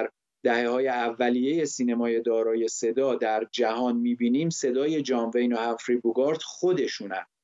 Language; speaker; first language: Persian; native; Persian